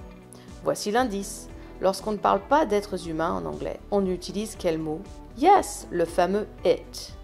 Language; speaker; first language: French; non-native, fluent; English